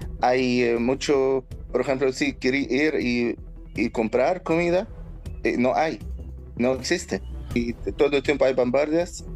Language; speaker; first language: Spanish; non-native, learner; Arabic